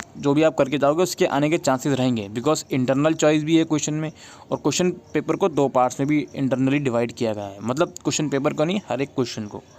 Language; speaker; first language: Hindi; native; Hindi